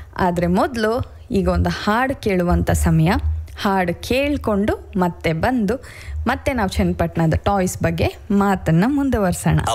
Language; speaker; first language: Kannada; native; Kannada